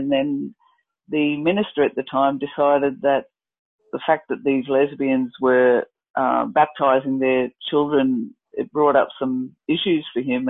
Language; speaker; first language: English; native; English